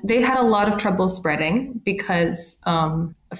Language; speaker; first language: English; native; English